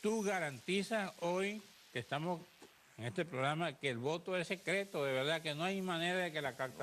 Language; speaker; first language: Spanish; native; Spanish